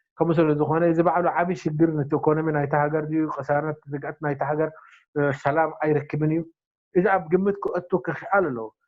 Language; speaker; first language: Tigrinya; non-native, local second language; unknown